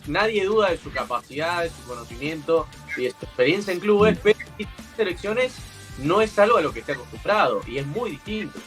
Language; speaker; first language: Spanish; native; Spanish